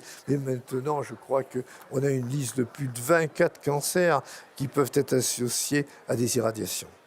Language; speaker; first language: French; native; French